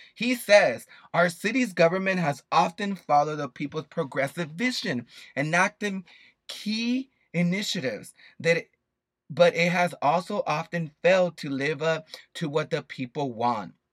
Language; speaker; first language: English; early bilingual, other home language; Spanish